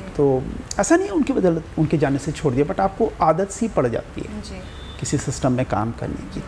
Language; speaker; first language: Hindi; native; Hindi